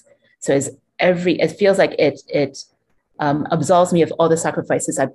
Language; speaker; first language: English; non-native, local second language; Cantonese